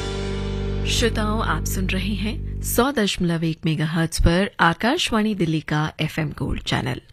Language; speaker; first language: Hindi; native; Hindi